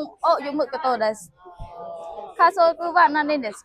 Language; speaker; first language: Japanese; non-native, learner; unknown